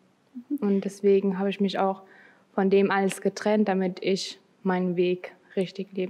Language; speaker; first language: German; early bilingual, other home language; Turkish